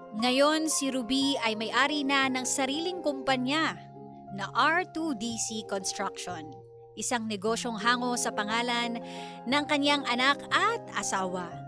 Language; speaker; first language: Filipino; native; Filipino